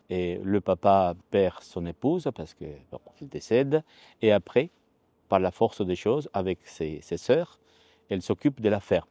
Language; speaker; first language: French; non-native, fluent; Spanish